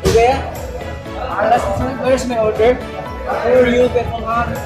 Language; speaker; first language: English; non-native, local second language; Filipino